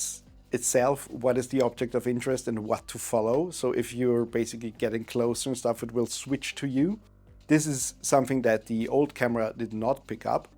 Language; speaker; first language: English; non-native, fluent; German